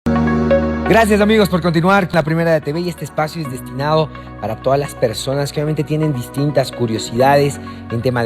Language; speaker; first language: Spanish; native; Spanish